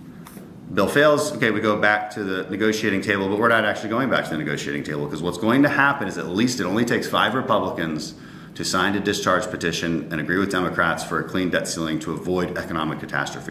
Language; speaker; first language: English; native; English